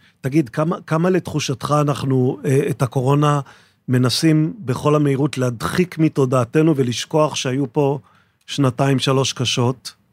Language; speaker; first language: Hebrew; native; Hebrew